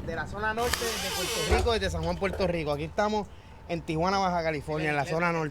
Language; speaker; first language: Spanish; native; Spanish